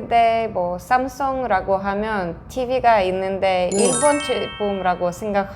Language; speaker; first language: Korean; non-native, fluent; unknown